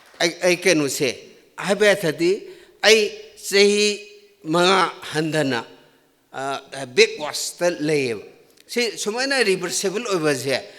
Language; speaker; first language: Manipuri; non-native, local second language; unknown